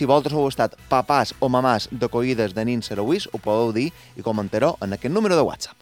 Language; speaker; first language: Catalan; native; Catalan